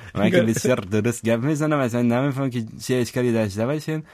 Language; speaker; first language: Persian; non-native, fluent; German